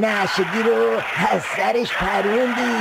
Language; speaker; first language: Persian; native; Persian